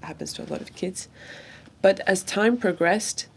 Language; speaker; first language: English; non-native, fluent; Latvian